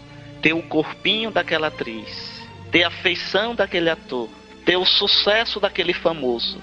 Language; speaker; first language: Portuguese; native; Portuguese